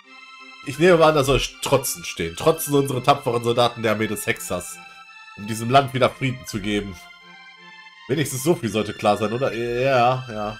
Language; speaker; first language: German; native; German